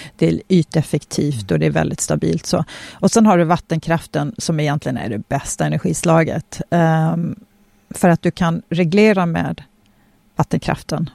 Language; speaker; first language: Swedish; early bilingual, other home language; Polish